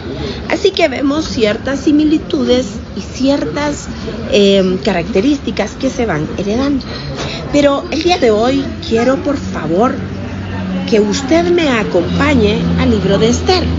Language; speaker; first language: Spanish; native; Spanish